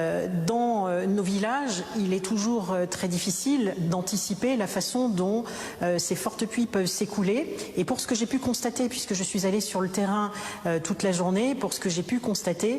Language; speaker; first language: French; native; French